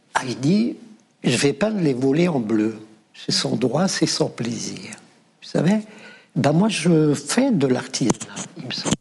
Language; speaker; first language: French; non-native, local second language; Arabic